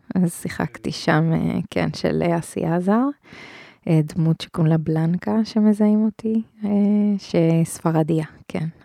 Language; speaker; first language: Hebrew; early bilingual, other home language; Spanish